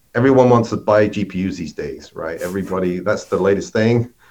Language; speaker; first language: English; native; English